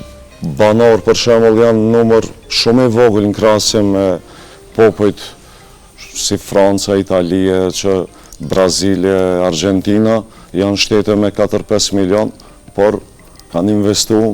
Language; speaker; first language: Albanian; native; Albanian